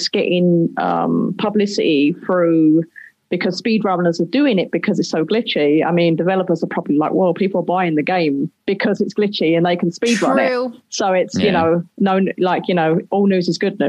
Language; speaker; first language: English; native; English